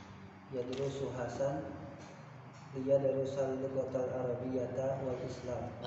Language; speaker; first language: Arabic; non-native, learner; Indonesian